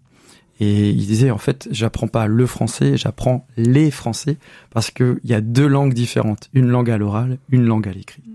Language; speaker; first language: French; native; French